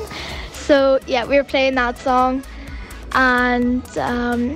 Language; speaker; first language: English; native; English